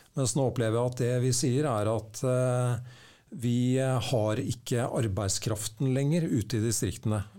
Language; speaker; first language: Norwegian; native; Norwegian